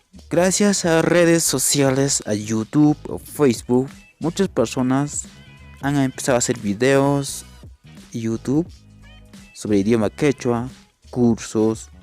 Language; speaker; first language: Spanish; non-native, local second language; Quechua